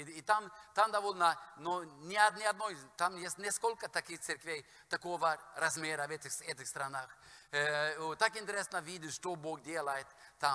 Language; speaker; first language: Russian; non-native, fluent; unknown